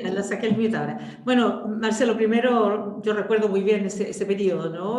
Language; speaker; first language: Spanish; native; Spanish